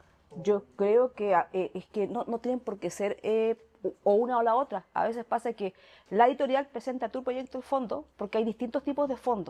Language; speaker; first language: Spanish; native; Spanish